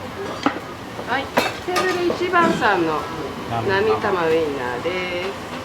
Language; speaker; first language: Japanese; native; Japanese